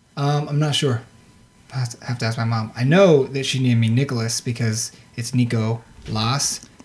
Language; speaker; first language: English; native; English